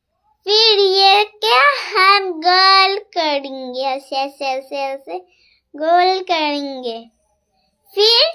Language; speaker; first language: Hindi; non-native, local second language; Bangla